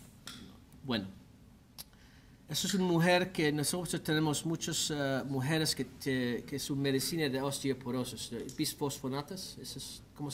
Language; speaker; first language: Spanish; non-native, learner; English